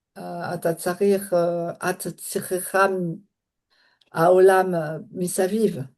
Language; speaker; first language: Hebrew; non-native, learner; French